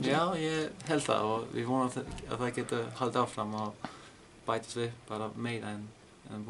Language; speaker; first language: Icelandic; non-native, learner; Danish